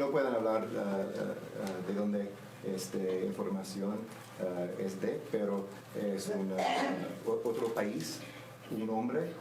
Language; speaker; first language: Spanish; non-native, learner; English